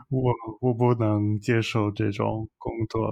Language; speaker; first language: Chinese; non-native, learner; English